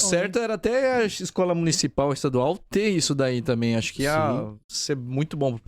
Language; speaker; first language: Portuguese; native; Portuguese